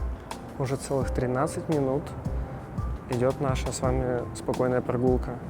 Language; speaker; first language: Russian; native; Russian